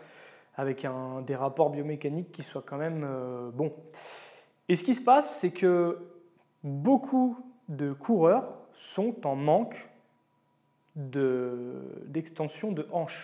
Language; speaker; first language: French; native; French